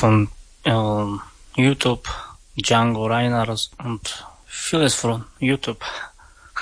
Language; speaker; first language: German; non-native, learner; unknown